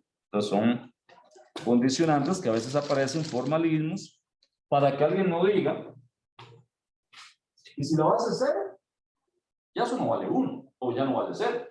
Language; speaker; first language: Spanish; native; Spanish